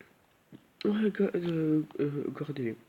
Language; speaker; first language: French; native; French